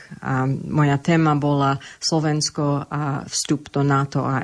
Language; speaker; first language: Slovak; early bilingual, heritage; Slovak